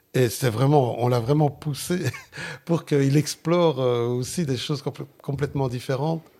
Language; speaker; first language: French; non-native, fluent; Sicilian